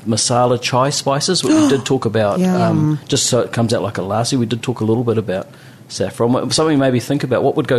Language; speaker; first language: English; native; English